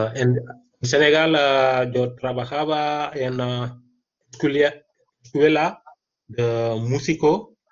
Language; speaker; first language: Spanish; non-native, learner; Wolof